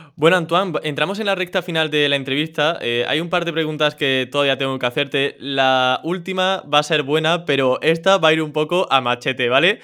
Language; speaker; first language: Spanish; native; Spanish